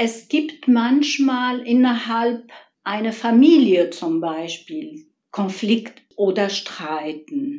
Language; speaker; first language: German; non-native, fluent; Arabic